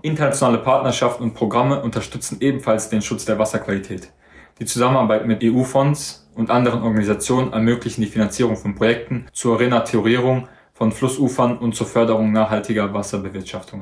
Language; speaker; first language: German; native; German